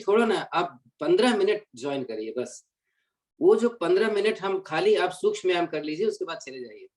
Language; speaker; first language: Hindi; native; Hindi